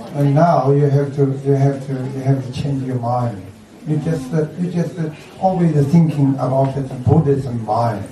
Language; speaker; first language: English; non-native, learner; Chinese